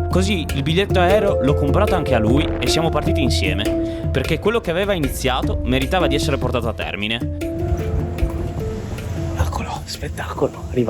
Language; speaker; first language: Italian; native; Italian